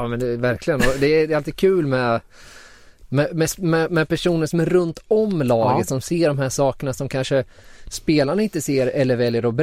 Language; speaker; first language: Swedish; native; Swedish